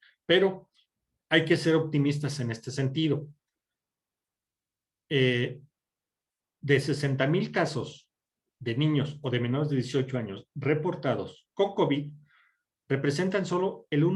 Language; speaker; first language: Spanish; native; Spanish